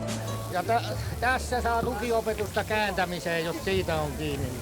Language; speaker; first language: Finnish; native; Finnish